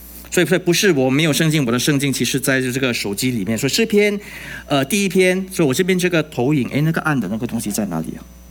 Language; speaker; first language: Chinese; non-native, local second language; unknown